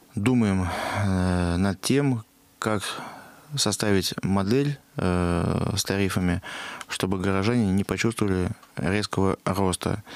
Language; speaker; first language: Russian; native; Russian